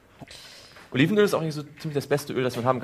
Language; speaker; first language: German; native; German